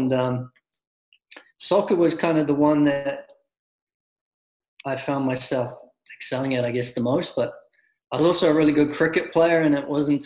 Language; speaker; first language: English; native; English